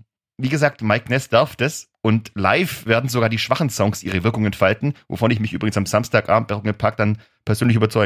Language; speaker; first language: German; native; German